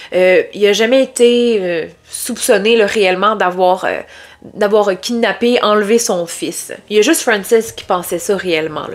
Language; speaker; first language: French; native; French